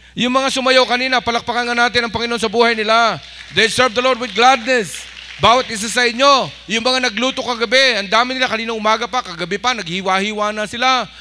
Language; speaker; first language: Filipino; non-native, local second language; Iloko